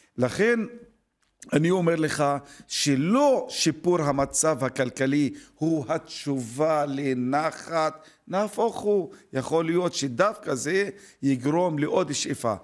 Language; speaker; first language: Hebrew; non-native, local second language; Arabic